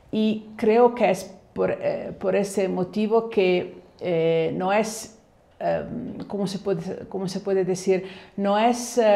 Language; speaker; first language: Spanish; non-native, fluent; Italian